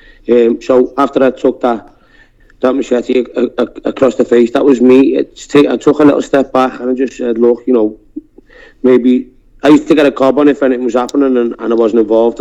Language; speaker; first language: English; native; English